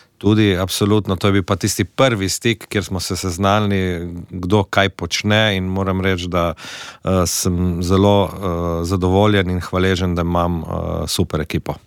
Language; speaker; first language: Slovenian; native; Slovenian